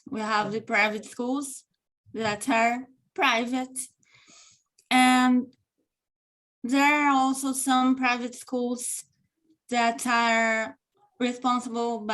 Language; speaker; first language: English; non-native, local second language; Portuguese